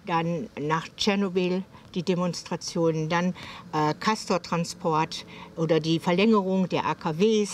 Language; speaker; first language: German; native; German